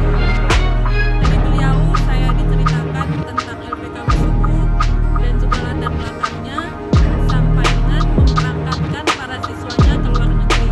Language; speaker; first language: Indonesian; non-native, local second language; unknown